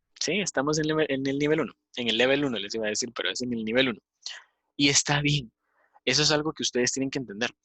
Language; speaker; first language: Spanish; native; Spanish